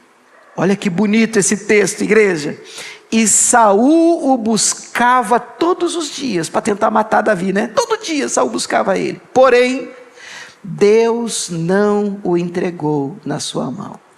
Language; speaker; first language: Portuguese; native; Portuguese